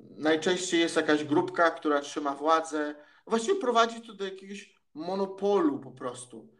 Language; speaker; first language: Polish; native; Polish